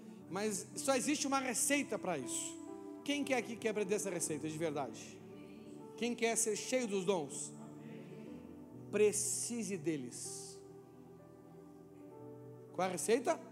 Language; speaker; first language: Portuguese; native; Portuguese